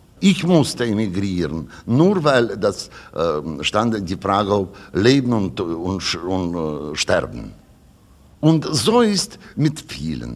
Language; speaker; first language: German; non-native, learner; Russian